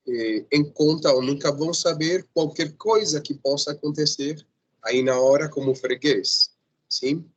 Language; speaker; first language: Portuguese; non-native, fluent; Spanish